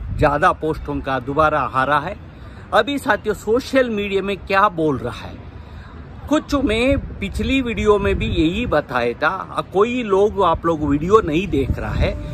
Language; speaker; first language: Hindi; non-native, local second language; Kannada